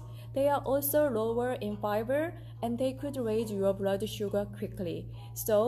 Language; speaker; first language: English; non-native, fluent; Korean